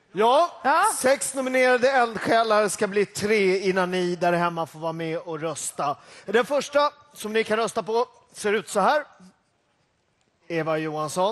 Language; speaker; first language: Swedish; native; Swedish